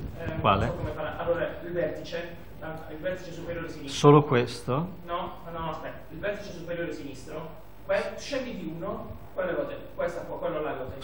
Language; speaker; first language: Italian; native; Italian